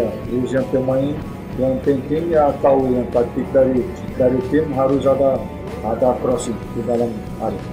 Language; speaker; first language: Indonesian; non-native, fluent; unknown